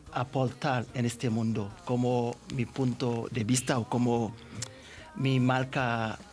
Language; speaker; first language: Spanish; non-native, learner; Haitian Creole